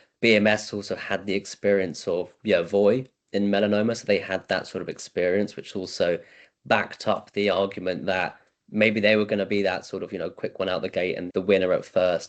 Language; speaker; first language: English; native; English